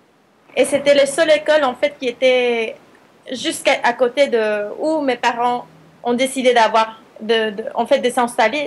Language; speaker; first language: French; non-native, fluent; Spanish